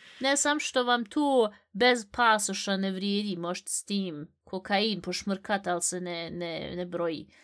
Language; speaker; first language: Bosnian; early bilingual, heritage; Bosnian